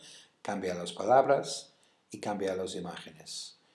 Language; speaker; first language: Spanish; non-native, fluent; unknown